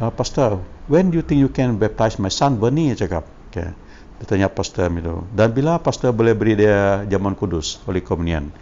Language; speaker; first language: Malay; non-native, local second language; Iban